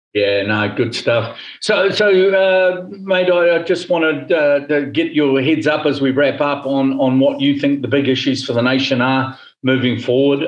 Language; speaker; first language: English; native; English